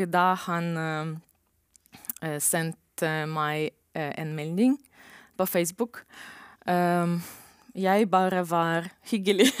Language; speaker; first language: Norwegian; non-native, learner; Romanian